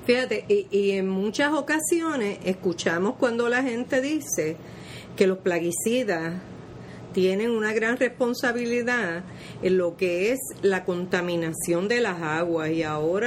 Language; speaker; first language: Spanish; native; Spanish